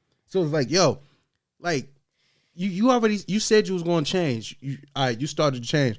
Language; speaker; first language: English; native; English